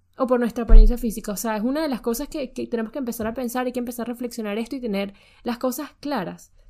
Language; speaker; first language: Spanish; native; Spanish